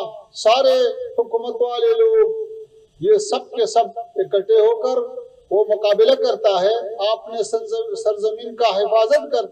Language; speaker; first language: Hindi; non-native, fluent; Pashto